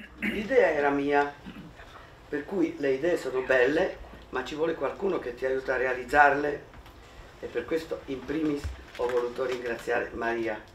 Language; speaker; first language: Italian; non-native, fluent; Slovak